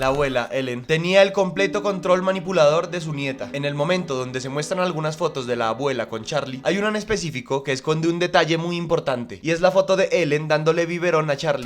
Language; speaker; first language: Spanish; native; Spanish